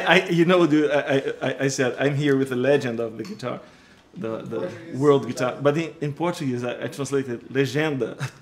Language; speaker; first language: English; non-native, fluent; Portuguese